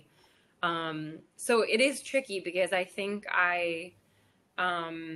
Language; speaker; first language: English; native; English